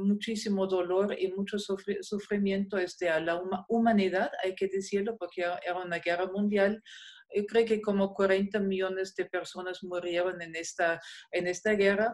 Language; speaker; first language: Spanish; non-native, fluent; German